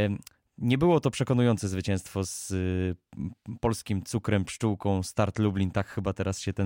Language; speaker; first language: Polish; native; Polish